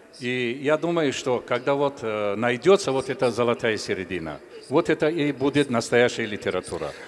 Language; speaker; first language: Russian; non-native, local second language; Tajik